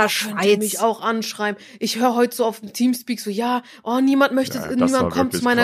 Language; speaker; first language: German; native; German